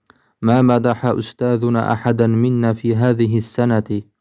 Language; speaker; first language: Arabic; non-native, fluent; Uzbek